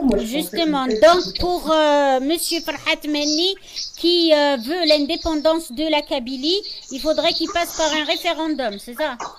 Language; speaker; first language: French; non-native, local second language; Arabic